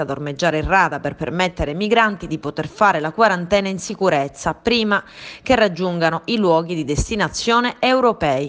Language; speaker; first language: Italian; native; Italian